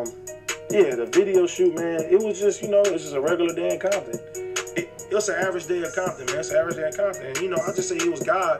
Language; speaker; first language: English; native; English